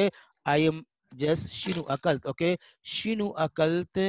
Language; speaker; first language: English; non-native, fluent; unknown